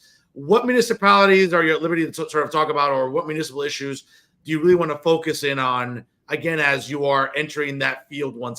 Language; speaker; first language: English; native; English